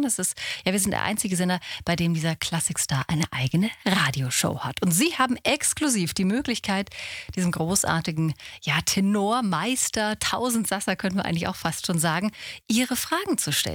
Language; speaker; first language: German; native; German